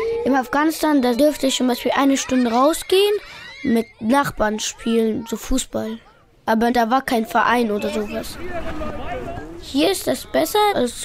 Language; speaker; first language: German; early bilingual, other home language; Pashto